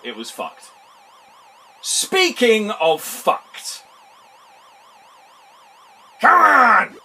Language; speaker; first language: English; native; English